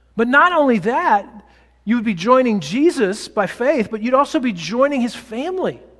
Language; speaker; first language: English; native; English